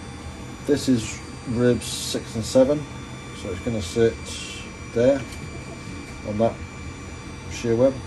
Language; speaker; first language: English; native; English